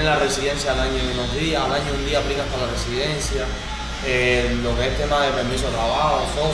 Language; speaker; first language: Spanish; native; Spanish